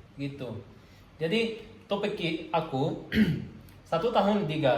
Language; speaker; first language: Indonesian; non-native, learner; Arabic